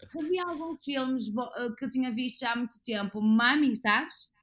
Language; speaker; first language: Portuguese; native; Portuguese